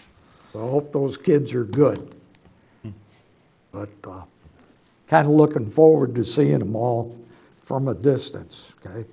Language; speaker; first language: English; native; English